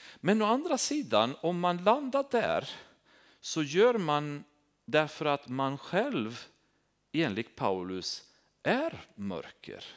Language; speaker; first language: Swedish; non-native, fluent; Romanian